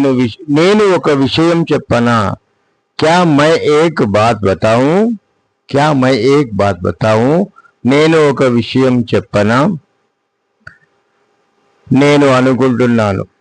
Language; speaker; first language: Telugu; non-native, fluent; Hindi